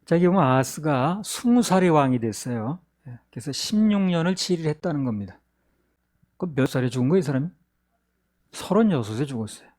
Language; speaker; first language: Korean; native; Korean